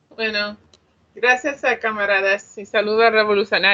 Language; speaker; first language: Spanish; non-native, learner; English